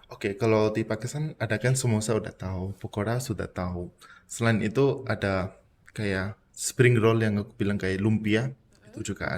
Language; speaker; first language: Indonesian; non-native, fluent; Punjabi